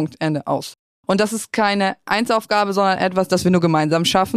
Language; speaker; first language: German; native; German